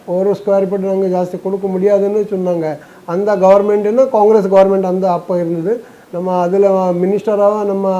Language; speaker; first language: Tamil; non-native, local second language; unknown